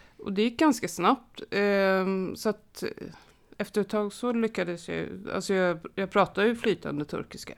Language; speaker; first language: Swedish; native; Swedish